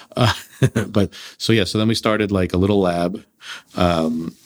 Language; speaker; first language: English; early bilingual, other home language; Russian